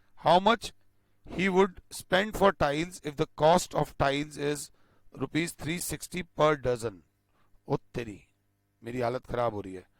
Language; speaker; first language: Hindi; native; Hindi